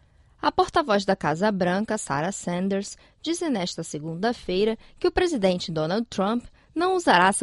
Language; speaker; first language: Portuguese; non-native, fluent; Chinese